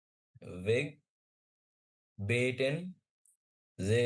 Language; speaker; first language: German; non-native, learner; Bangla